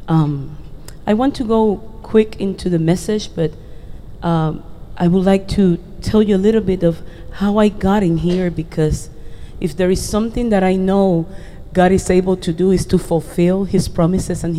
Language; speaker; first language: English; non-native, fluent; Spanish